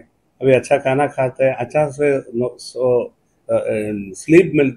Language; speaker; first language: Hindi; non-native, local second language; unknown